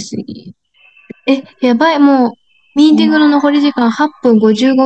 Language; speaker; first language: Japanese; native; Japanese